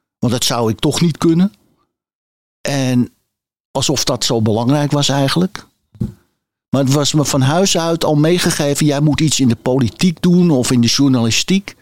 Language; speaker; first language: Dutch; native; Dutch